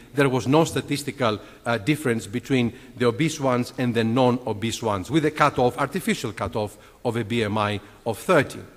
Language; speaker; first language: English; non-native, fluent; Greek